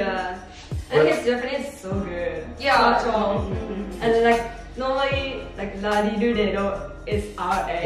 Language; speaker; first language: English; non-native, fluent; Japanese